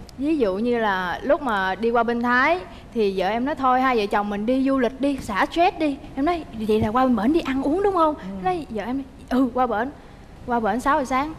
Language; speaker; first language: Vietnamese; native; Vietnamese